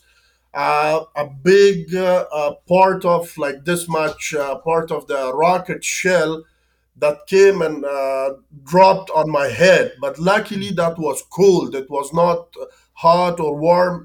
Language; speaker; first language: English; non-native, fluent; Persian